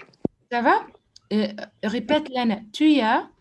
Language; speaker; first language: French; non-native, fluent; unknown